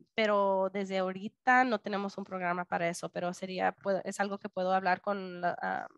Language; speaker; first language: Spanish; early bilingual, heritage; Spanish